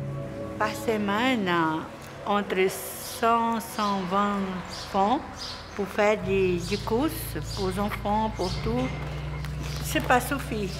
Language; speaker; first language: French; non-native, learner; Portuguese